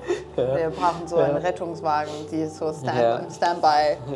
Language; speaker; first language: German; non-native, fluent; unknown